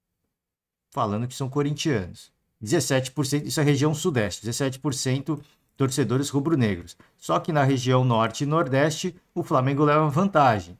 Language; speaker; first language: Portuguese; native; Portuguese